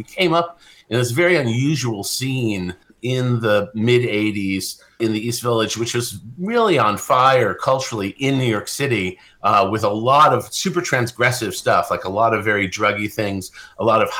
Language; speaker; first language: English; native; English